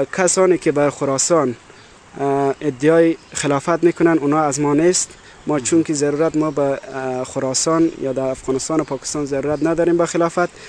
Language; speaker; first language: Persian; native; Persian